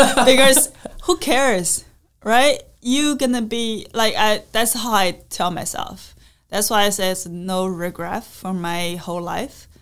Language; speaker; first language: English; non-native, learner; Chinese